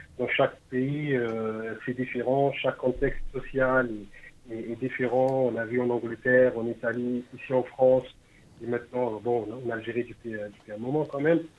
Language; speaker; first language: French; non-native, local second language; Arabic